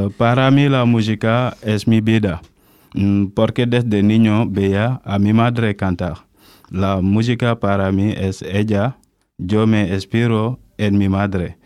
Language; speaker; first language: Spanish; non-native, learner; Wolof